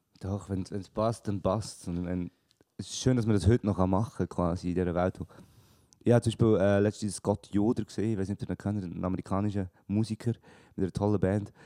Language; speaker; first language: German; native; German